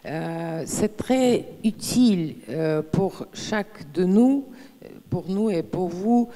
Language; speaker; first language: French; non-native, fluent; Russian